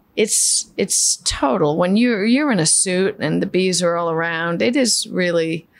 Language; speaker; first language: English; early bilingual, other home language; Spanish